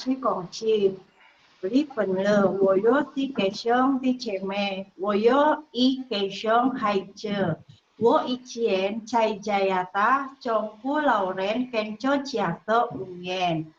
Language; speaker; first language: Chinese; non-native, learner; Indonesian